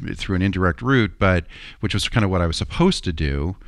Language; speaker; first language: English; native; English